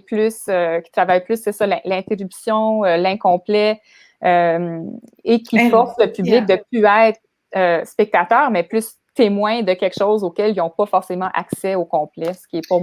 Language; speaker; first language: French; native; French